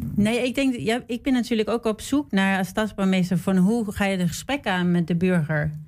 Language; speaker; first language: Dutch; non-native, fluent; Danish